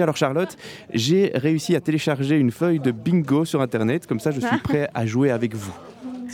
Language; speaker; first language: French; native; French